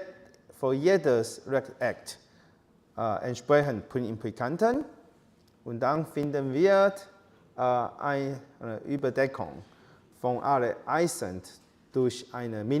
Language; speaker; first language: German; non-native, learner; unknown